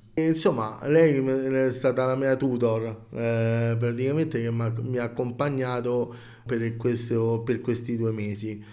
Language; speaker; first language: Italian; native; Italian